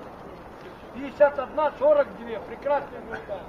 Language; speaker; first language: Russian; native; Russian